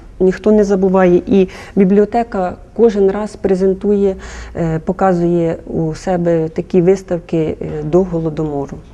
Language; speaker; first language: Ukrainian; native; Ukrainian